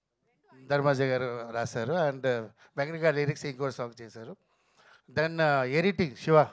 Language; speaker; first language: Telugu; non-native, local second language; Tamil